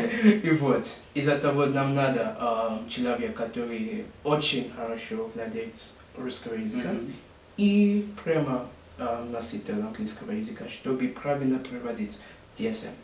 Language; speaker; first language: Russian; non-native, learner; English